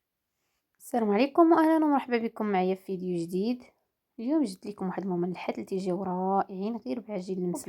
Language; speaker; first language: Arabic; native; Arabic